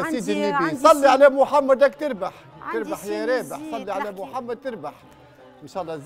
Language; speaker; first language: Arabic; native; Arabic